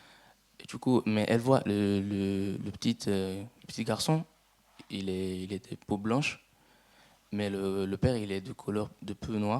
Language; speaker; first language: French; non-native, fluent; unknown